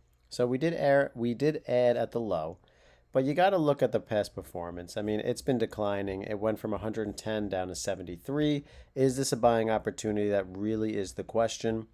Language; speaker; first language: English; native; English